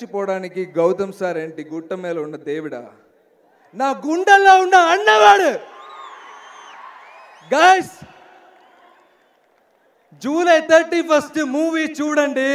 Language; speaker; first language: Telugu; non-native, learner; Malayalam